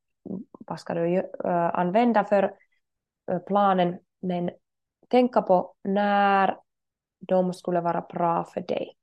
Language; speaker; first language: Swedish; non-native, learner; Finnish